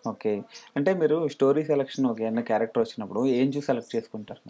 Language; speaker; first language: Telugu; native; Telugu